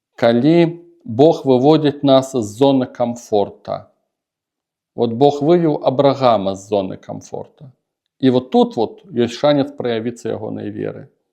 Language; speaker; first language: Belarusian; native; Belarusian